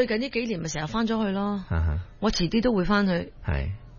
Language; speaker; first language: Cantonese; early bilingual, heritage; Cantonese